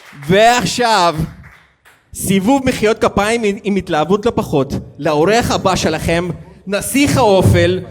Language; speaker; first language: Hebrew; native; Hebrew